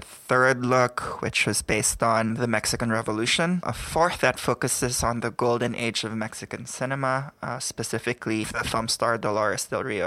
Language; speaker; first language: English; non-native, local second language; Filipino